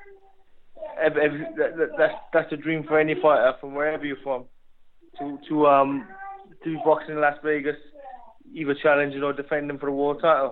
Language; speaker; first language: English; native; English